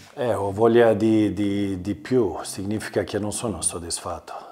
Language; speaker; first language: Italian; non-native, learner; Swedish